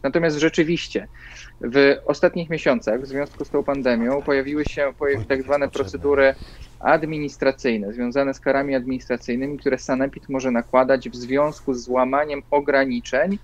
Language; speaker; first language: Polish; native; Polish